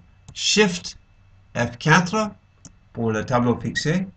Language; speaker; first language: French; non-native, fluent; English